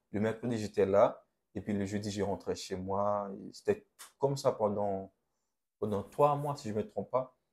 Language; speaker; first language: French; non-native, local second language; Haitian Creole